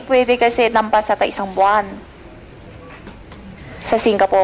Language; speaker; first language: Filipino; non-native, learner; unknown